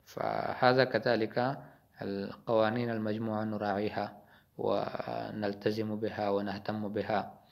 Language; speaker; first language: Arabic; non-native, fluent; Urdu